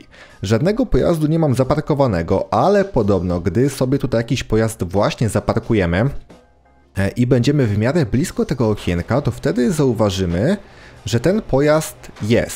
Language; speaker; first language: Polish; native; Polish